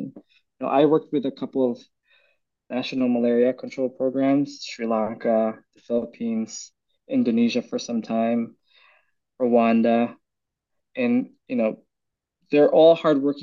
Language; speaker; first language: English; non-native, local second language; Filipino